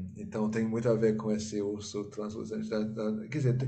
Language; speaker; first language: Portuguese; non-native, fluent; English